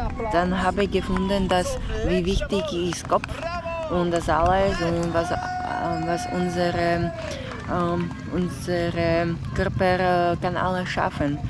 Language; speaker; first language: German; non-native, learner; Slovak